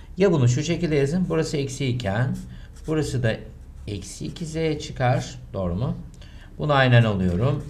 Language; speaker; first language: Turkish; native; Turkish